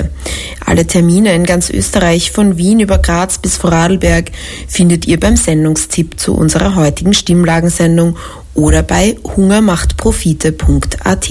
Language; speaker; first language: German; native; German